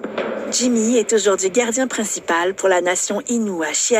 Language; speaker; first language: French; native; French